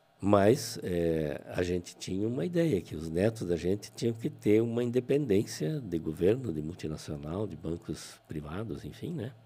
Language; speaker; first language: Portuguese; native; Portuguese